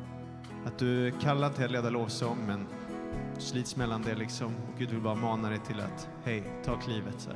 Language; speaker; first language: Swedish; native; Swedish